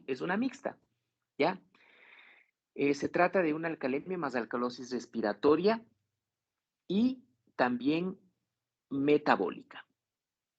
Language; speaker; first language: Spanish; native; Spanish